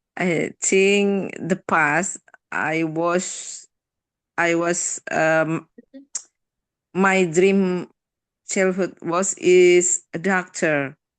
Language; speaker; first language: English; non-native, learner; Indonesian